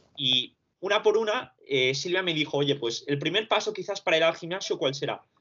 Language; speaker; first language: Spanish; early bilingual, other home language; Romanian